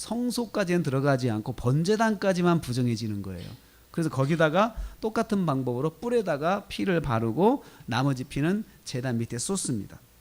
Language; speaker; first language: Korean; native; Korean